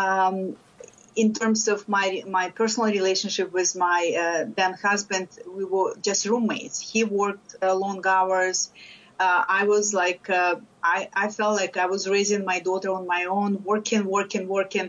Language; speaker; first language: English; non-native, fluent; Lithuanian